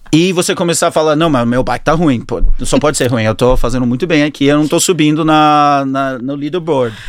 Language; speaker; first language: Portuguese; early bilingual, other home language; English